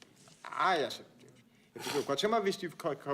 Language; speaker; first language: Danish; native; Danish